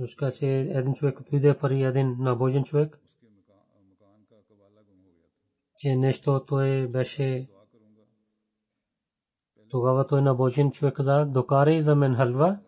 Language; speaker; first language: Bulgarian; non-native, fluent; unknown